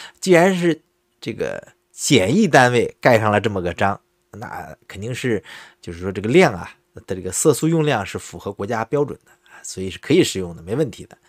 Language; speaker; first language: Chinese; native; Chinese